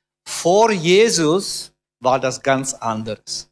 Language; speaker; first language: German; non-native, fluent; Russian